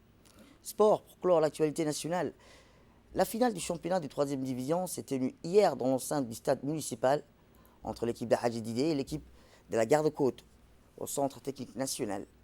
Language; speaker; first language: French; native; French